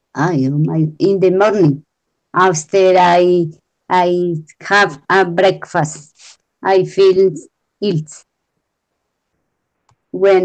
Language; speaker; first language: English; non-native, learner; Spanish